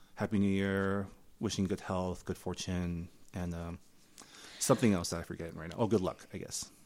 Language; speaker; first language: English; early bilingual, other home language; Chinese